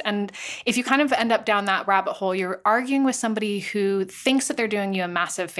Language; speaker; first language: English; native; English